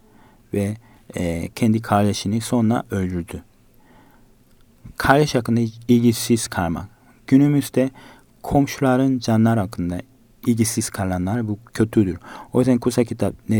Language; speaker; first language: Turkish; non-native, fluent; Korean